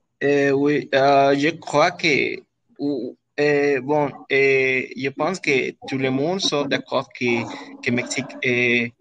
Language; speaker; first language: French; non-native, learner; Spanish